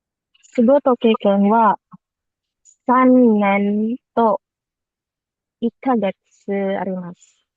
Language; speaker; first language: Japanese; non-native, learner; Filipino